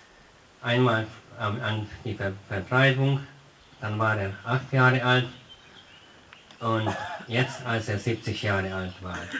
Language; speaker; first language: German; non-native, local second language; Hungarian